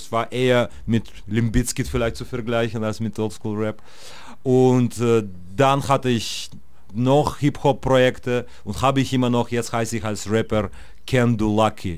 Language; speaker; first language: German; non-native, fluent; Russian